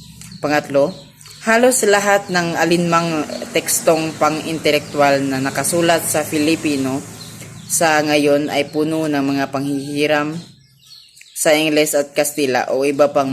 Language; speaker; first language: Filipino; non-native, local second language; Cebuano